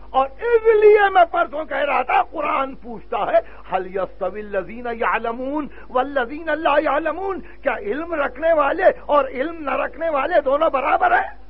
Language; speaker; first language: Urdu; native; Urdu